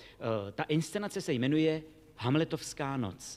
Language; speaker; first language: Czech; native; Czech